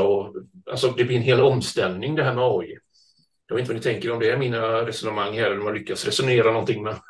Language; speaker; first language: Swedish; native; Swedish